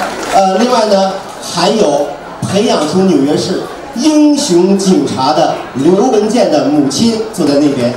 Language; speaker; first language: Chinese; native; Chinese